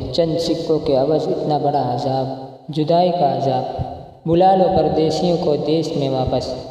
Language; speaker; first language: Urdu; non-native, local second language; Punjabi